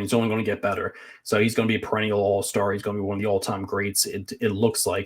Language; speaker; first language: English; native; English